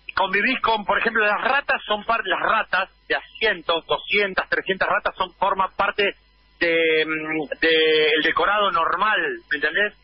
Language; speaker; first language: Spanish; native; Spanish